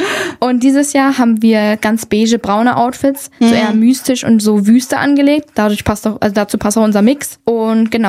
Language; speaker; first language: German; native; German